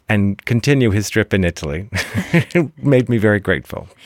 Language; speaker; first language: English; native; English